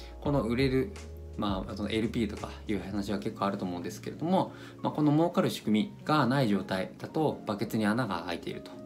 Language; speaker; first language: Japanese; native; Japanese